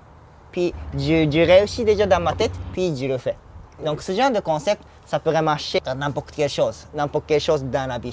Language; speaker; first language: French; non-native, fluent; Japanese